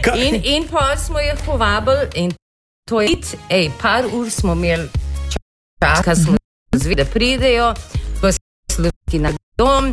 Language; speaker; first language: Slovenian; early bilingual, heritage; Slovenian